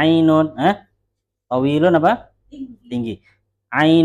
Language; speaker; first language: Arabic; non-native, fluent; Indonesian